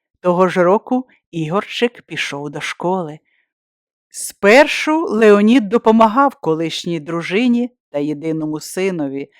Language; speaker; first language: Ukrainian; native; Ukrainian